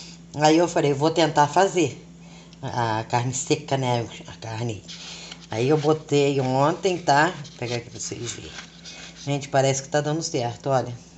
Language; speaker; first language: Portuguese; native; Portuguese